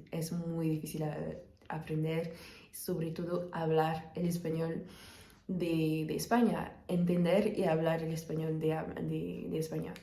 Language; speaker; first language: Spanish; non-native, fluent; French